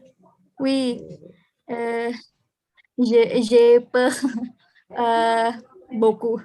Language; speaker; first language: French; non-native, learner; Indonesian